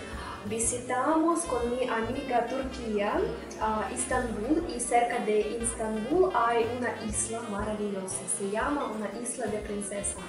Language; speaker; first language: Spanish; non-native, fluent; Russian